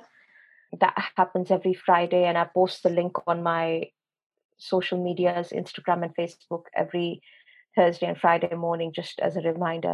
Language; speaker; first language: English; non-native, local second language; Urdu